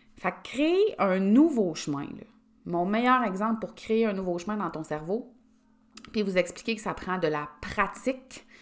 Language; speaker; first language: French; native; French